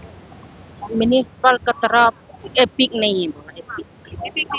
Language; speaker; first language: Hindi; non-native, local second language; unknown